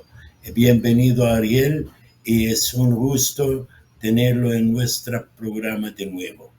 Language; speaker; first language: Spanish; non-native, fluent; Arabic